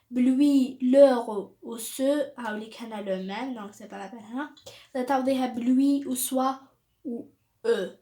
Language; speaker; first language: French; non-native, local second language; Arabic